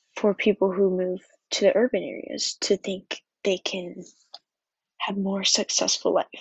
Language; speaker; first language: English; early bilingual, other home language; Japanese